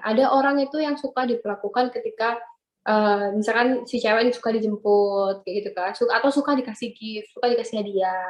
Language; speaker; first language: Indonesian; native; Indonesian